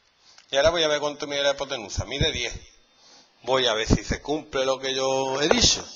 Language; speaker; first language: Spanish; native; Spanish